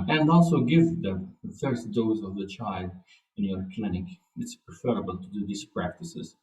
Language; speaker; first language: English; non-native, fluent; Arabic